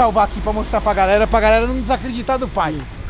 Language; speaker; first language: Portuguese; native; Portuguese